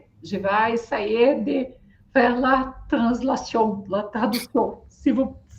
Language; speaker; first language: French; non-native, learner; Portuguese